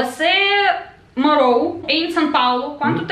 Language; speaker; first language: Portuguese; non-native, learner; Russian